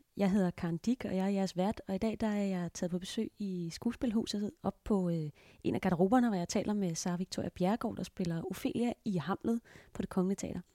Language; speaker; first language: Danish; native; Danish